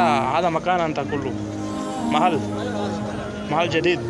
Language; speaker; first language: Arabic; non-native, learner; Urdu